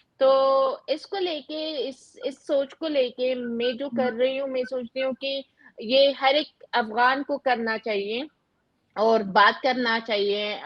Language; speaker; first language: Hindi; non-native, fluent; Persian